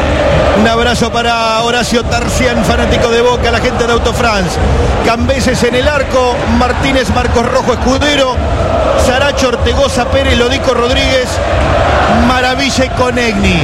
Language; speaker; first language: Spanish; native; Spanish